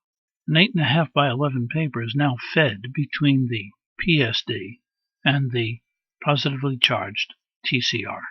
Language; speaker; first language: English; native; English